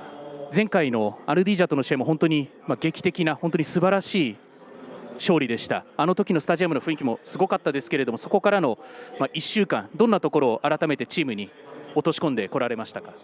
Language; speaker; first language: Japanese; native; Japanese